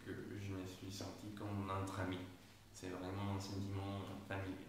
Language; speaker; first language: French; non-native, fluent; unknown